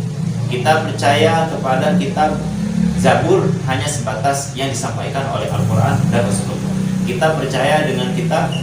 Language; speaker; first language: Indonesian; native; Indonesian